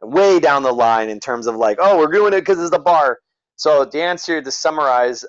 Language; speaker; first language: English; native; English